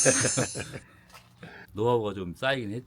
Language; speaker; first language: Korean; native; Korean